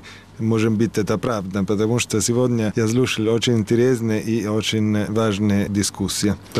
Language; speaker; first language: Russian; non-native, learner; Italian